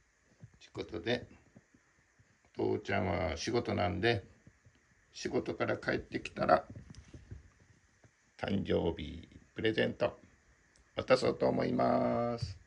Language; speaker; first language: Japanese; native; Japanese